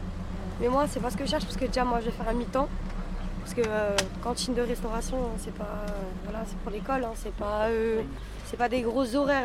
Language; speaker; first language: French; native; French